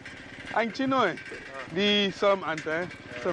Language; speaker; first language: Vietnamese; non-native, learner; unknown